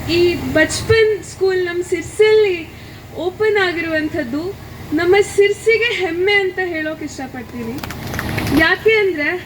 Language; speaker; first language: Kannada; native; Kannada